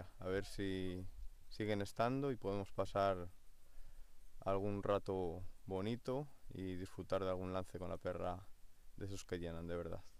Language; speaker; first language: Spanish; native; Spanish